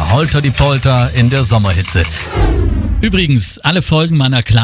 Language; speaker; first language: German; native; German